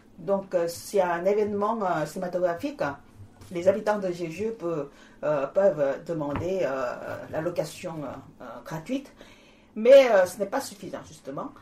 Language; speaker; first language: French; non-native, fluent; Korean